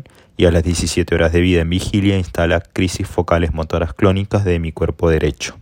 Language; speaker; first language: Spanish; native; Spanish